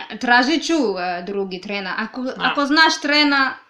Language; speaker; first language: Serbian; non-native, learner; Swahili